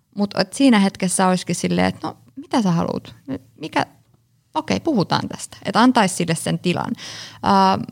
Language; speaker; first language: Finnish; native; Finnish